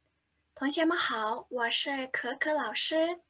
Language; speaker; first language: Chinese; non-native, fluent; Mongolian